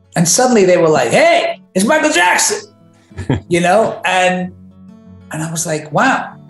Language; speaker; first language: English; native; English